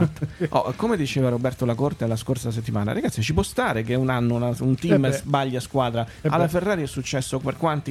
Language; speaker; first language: Italian; native; Italian